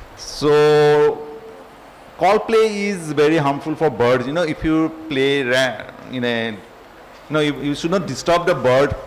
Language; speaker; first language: English; non-native, local second language; Assamese